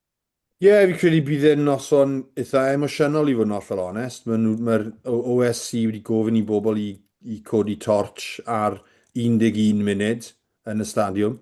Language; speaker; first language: Welsh; native; Welsh